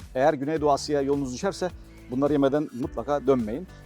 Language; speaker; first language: Turkish; native; Turkish